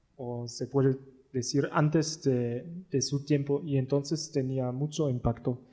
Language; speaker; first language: Spanish; non-native, learner; German